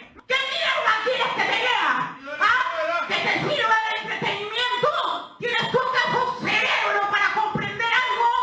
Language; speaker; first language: Spanish; native; Spanish